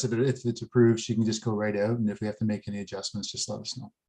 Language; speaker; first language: English; native; English